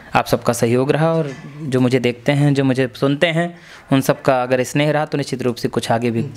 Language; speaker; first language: Hindi; native; Hindi